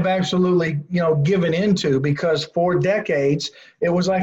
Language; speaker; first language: English; native; English